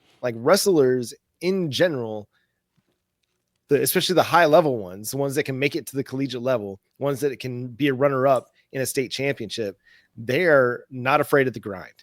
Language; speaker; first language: English; native; English